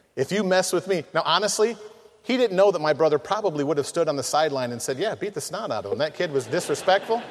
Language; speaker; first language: English; native; English